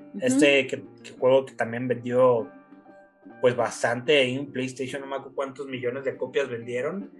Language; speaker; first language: Spanish; native; Spanish